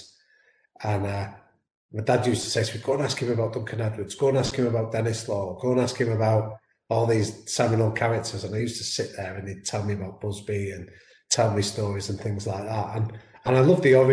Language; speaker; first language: English; native; English